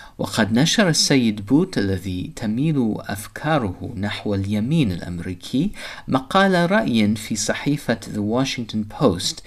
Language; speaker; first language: Arabic; non-native, fluent; English